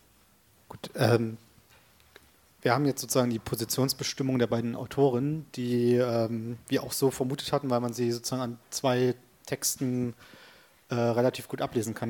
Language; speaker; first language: German; native; German